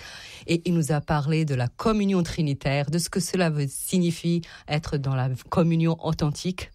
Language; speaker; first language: French; non-native, fluent; Serbian